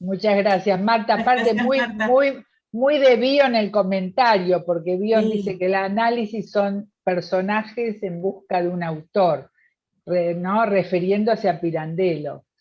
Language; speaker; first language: Spanish; native; Spanish